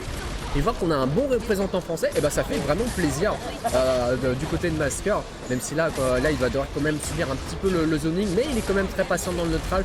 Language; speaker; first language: French; native; French